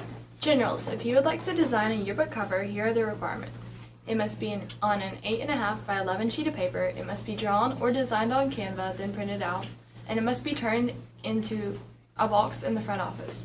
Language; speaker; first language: English; native; English